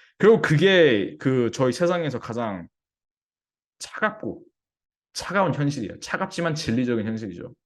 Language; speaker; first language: Korean; early bilingual, heritage; English